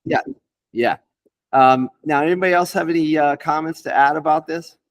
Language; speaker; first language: English; native; English